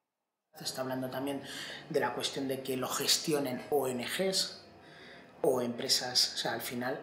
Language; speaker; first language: Spanish; native; Spanish